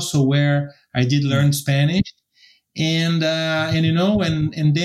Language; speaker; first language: English; non-native, fluent; Portuguese